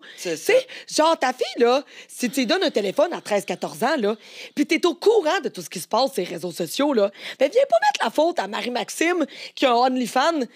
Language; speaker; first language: French; native; French